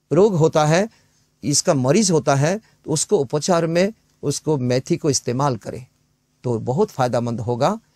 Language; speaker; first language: Hindi; non-native, local second language; Bangla